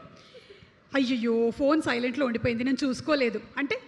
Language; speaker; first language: Telugu; native; Telugu